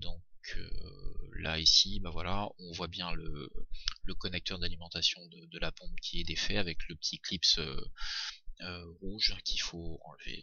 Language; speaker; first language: French; native; French